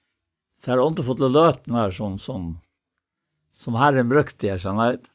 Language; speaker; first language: Danish; non-native, local second language; Faroese